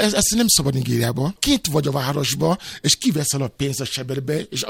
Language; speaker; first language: Hungarian; non-native, fluent; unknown